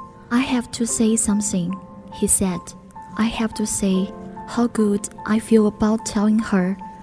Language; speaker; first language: English; non-native, learner; Chinese